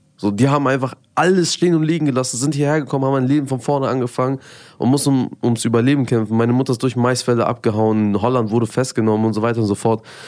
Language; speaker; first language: German; early bilingual, other home language; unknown